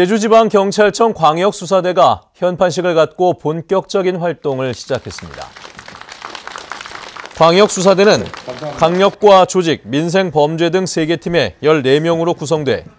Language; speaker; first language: Korean; native; Korean